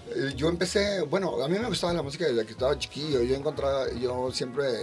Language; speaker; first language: Spanish; native; Spanish